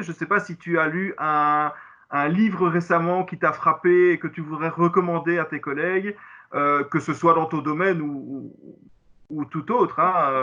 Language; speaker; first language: French; native; French